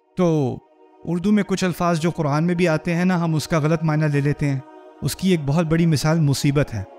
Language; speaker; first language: Urdu; early bilingual, heritage; Urdu